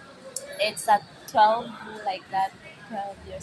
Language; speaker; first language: English; non-native, local second language; Filipino